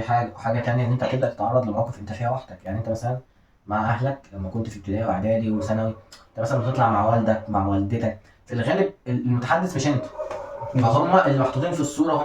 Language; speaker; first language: Arabic; native; Arabic